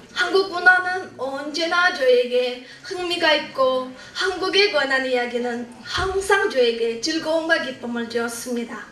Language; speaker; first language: Korean; non-native, learner; Kyrgyz